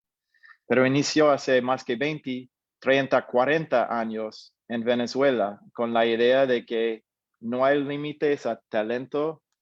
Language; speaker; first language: Spanish; non-native, fluent; English